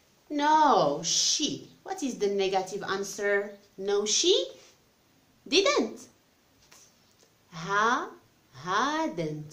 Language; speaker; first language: English; non-native, fluent; Arabic